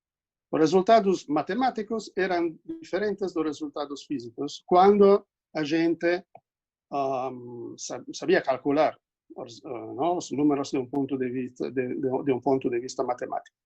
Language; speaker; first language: Portuguese; non-native, fluent; Italian